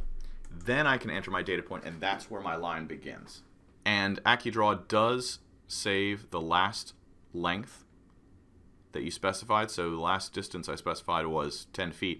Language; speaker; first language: English; native; English